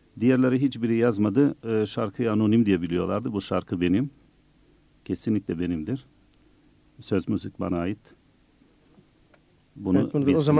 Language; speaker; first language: Turkish; early bilingual, other home language; Bosnian